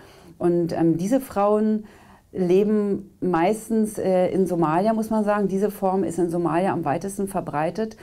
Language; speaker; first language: German; native; German